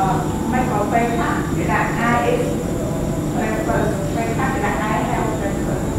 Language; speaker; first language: English; non-native, learner; Khmer